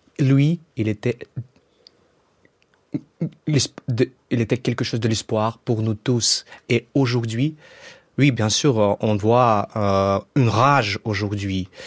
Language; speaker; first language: French; non-native, fluent; Russian